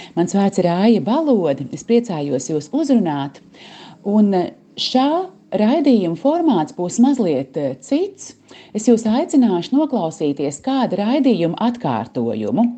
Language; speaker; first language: Latvian; native; Latvian